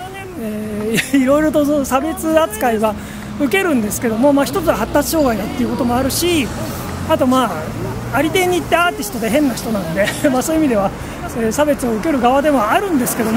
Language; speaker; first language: Japanese; native; Japanese